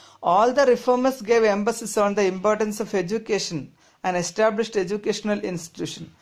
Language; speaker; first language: English; non-native, local second language; Malayalam